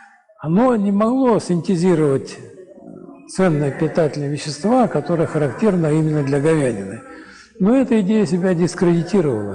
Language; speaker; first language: Russian; native; Russian